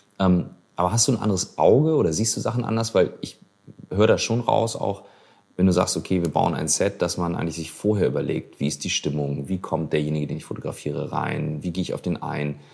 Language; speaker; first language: German; native; German